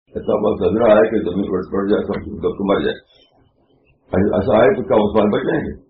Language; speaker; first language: Urdu; native; Urdu